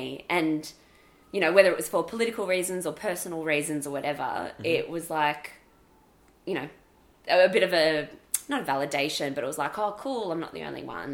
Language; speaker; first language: English; native; English